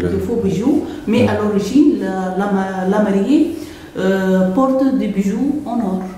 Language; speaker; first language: French; non-native, local second language; Arabic